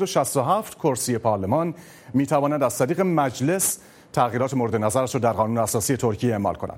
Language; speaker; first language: Persian; native; Persian